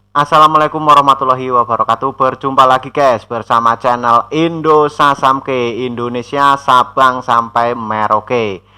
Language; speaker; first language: Indonesian; native; Indonesian